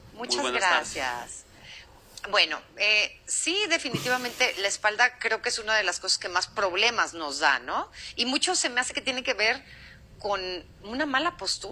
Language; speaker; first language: Spanish; native; Spanish